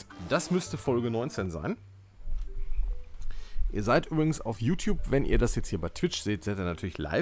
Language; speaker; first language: German; native; German